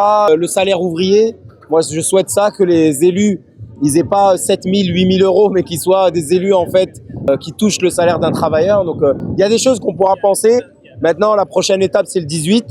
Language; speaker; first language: French; native; French